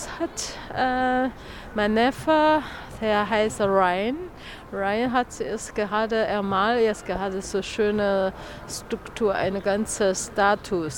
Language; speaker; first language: German; non-native, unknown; Chinese